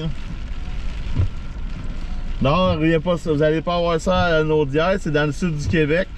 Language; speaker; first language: French; native; French